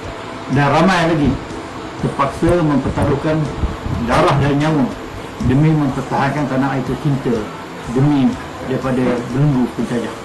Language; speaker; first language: Malay; native; Malay